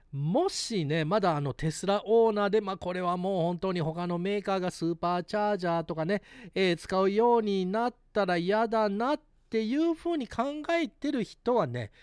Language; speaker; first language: Japanese; early bilingual, heritage; Japanese